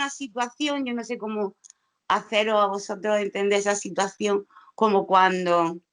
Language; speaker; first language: Spanish; native; Spanish